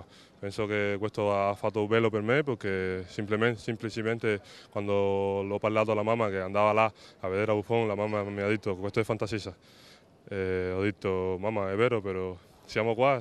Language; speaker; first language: Italian; non-native, fluent; Spanish